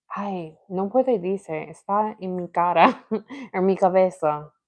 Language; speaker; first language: Spanish; non-native, learner; English